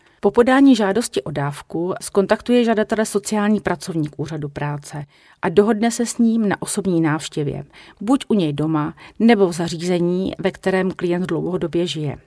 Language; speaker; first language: Czech; native; Czech